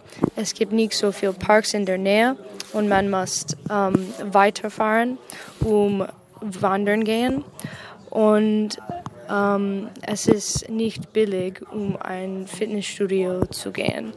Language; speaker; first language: German; non-native, learner; English